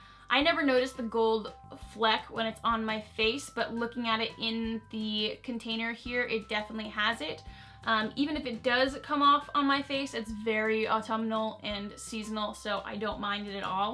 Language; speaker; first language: English; native; English